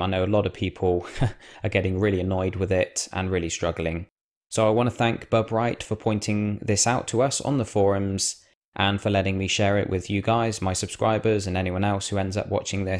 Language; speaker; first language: English; native; English